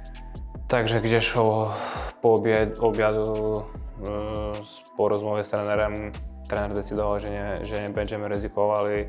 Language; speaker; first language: Polish; non-native, fluent; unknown